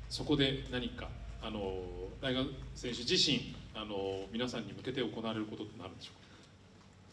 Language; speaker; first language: Japanese; native; Japanese